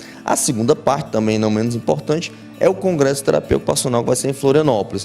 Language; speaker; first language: Portuguese; native; Portuguese